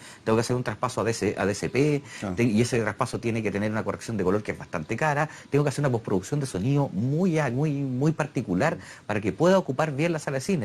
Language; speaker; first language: Spanish; native; Spanish